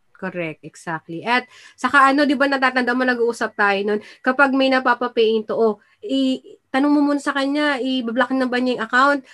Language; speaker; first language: Filipino; native; Filipino